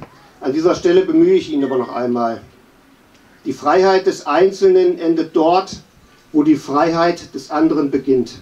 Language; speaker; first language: German; native; German